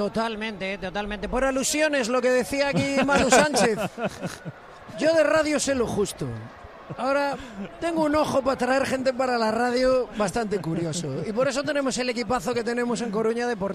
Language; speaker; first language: Spanish; native; Spanish